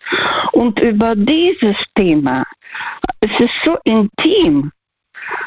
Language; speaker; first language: German; non-native, local second language; Russian